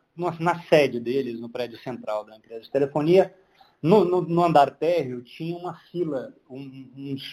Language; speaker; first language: Portuguese; native; Portuguese